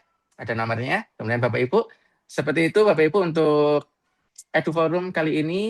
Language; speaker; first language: Indonesian; native; Indonesian